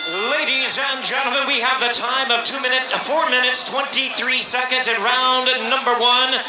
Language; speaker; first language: English; native; English